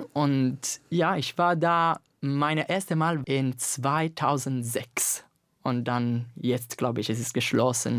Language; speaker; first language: German; non-native, fluent; Italian